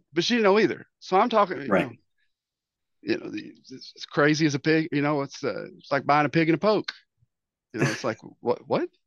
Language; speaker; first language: English; native; English